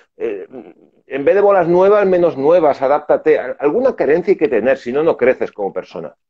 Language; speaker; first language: Spanish; native; Spanish